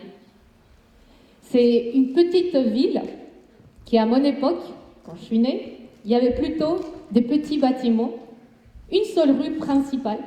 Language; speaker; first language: French; non-native, fluent; Spanish